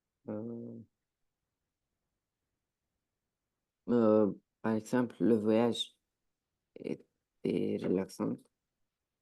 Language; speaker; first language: French; non-native, learner; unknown